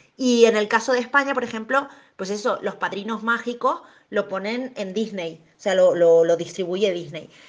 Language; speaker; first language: Spanish; native; Spanish